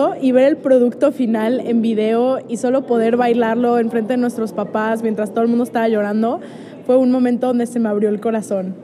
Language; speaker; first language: Spanish; native; Spanish